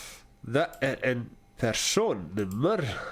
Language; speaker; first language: Swedish; non-native, learner; English